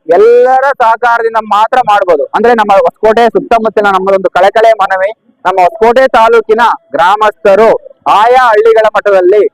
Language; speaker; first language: Kannada; native; Kannada